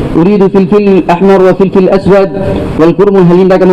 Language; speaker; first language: Arabic; non-native, learner; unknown